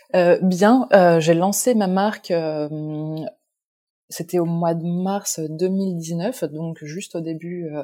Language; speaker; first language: French; native; French